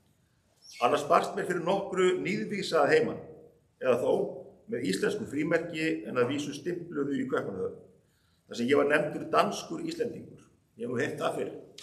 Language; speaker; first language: Icelandic; native; Icelandic